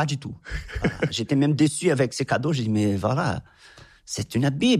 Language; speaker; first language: French; non-native, fluent; Portuguese